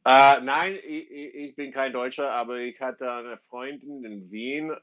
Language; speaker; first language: German; non-native, learner; English